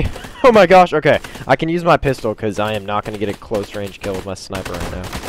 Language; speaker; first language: English; native; English